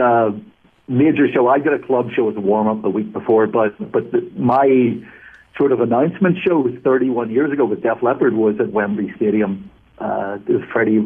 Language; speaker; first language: English; native; English